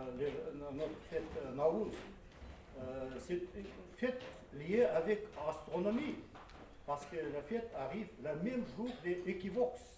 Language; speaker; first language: French; non-native, fluent; Kazakh